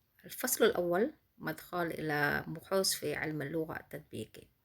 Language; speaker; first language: Arabic; non-native, fluent; Indonesian